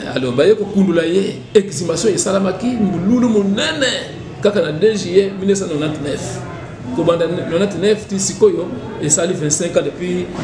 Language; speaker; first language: Lingala; non-native, local second language; Kongo